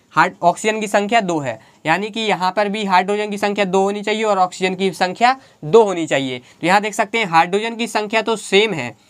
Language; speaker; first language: Hindi; native; Hindi